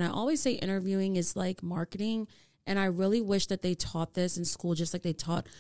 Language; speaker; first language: English; native; English